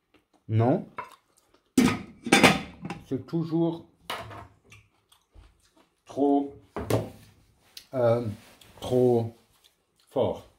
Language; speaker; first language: French; non-native, learner; German